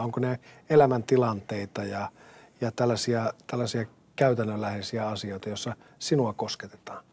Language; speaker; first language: Finnish; native; Finnish